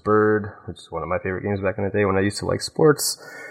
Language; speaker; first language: English; native; English